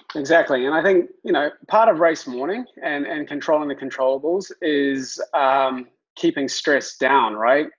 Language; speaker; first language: English; native; English